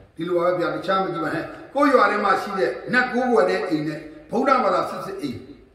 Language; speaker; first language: Burmese; native; Burmese